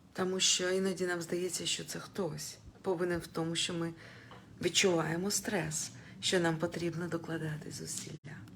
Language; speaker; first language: Ukrainian; non-native, local second language; Russian